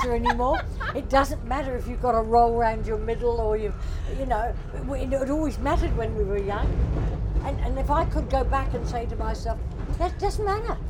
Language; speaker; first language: English; native; English